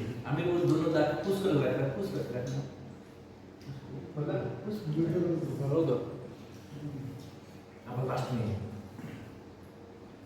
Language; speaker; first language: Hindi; non-native, local second language; Bangla